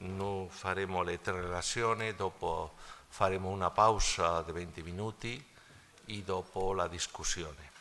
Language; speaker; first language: Italian; non-native, learner; Spanish